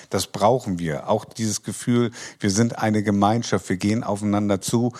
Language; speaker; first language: German; native; German